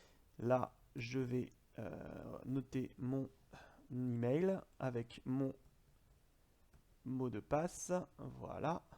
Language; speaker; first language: French; native; French